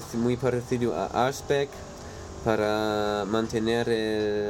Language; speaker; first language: Spanish; non-native, learner; German